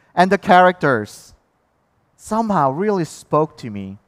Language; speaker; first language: English; early bilingual, other home language; Korean